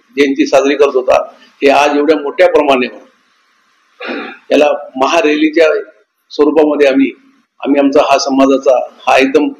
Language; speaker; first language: Marathi; non-native, local second language; Lambadi